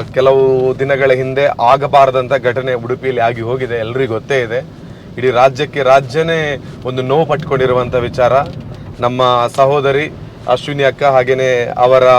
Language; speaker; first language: Kannada; native; Kannada